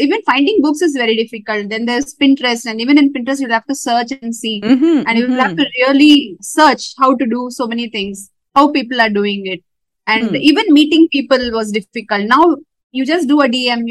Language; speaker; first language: English; non-native, local second language; Tamil